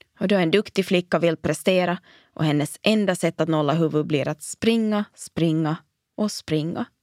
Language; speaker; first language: Swedish; native; Swedish